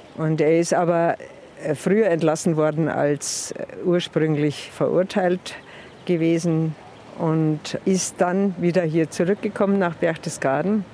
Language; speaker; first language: German; native; German